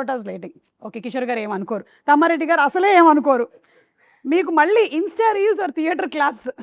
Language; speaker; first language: Telugu; native; Telugu